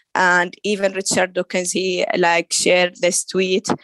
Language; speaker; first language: English; non-native, learner; Arabic